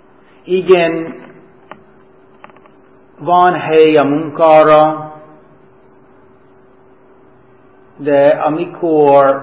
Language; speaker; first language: Hungarian; non-native, learner; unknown